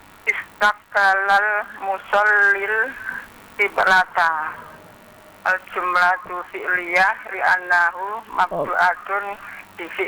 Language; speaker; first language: Arabic; non-native, learner; Indonesian